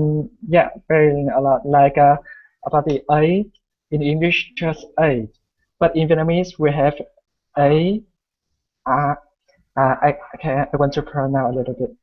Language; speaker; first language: English; non-native, learner; Vietnamese